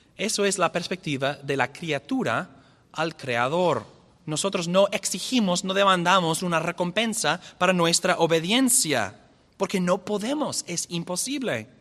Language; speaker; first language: Spanish; non-native, fluent; English